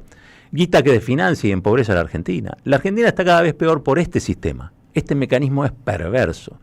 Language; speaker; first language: Spanish; native; Spanish